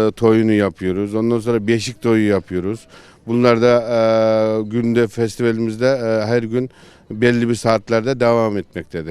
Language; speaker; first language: Turkish; non-native, local second language; Kyrgyz